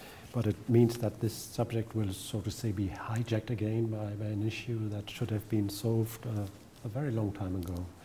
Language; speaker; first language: English; non-native, fluent; German